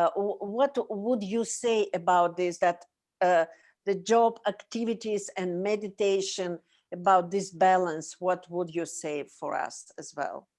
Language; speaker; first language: English; non-native, learner; Russian